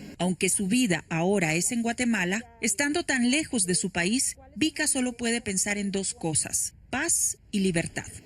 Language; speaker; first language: Spanish; native; Spanish